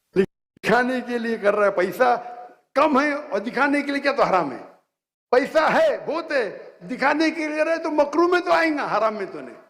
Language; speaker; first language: Hindi; non-native, local second language; Konkani